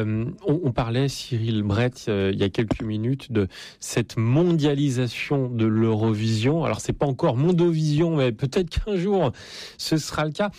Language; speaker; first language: French; native; French